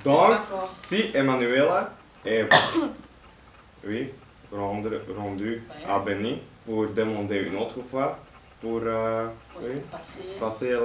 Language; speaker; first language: French; non-native, learner; Dutch